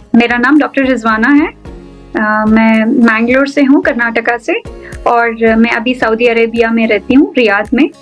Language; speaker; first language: Hindi; non-native, local second language; Urdu